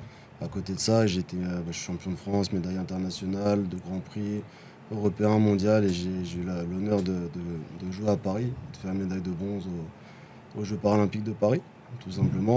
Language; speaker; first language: French; native; French